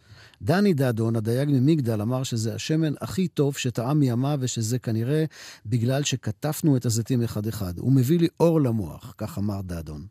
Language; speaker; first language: Hebrew; native; Hebrew